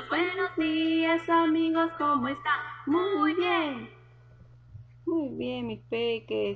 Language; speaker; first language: Spanish; native; Spanish